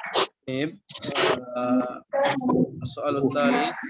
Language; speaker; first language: Arabic; non-native, fluent; Indonesian